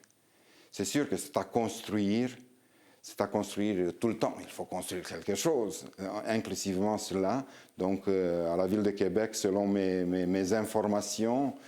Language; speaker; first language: French; non-native, fluent; Romanian